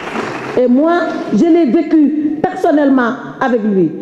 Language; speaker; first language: French; non-native, local second language; Wolof